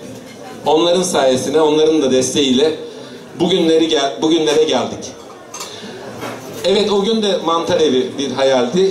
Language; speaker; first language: Turkish; native; Turkish